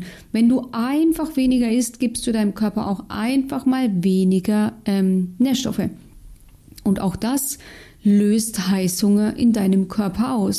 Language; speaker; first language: German; native; German